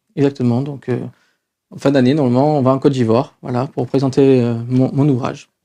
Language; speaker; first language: French; native; French